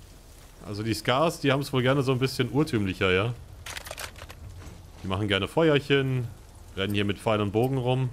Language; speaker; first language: German; native; German